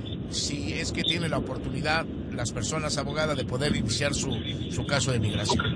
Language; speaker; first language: Spanish; native; Spanish